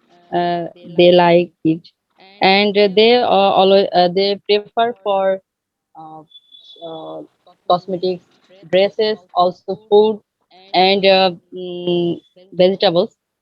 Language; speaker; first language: English; non-native, learner; Bangla